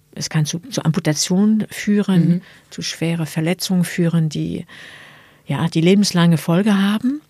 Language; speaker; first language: German; non-native, fluent; French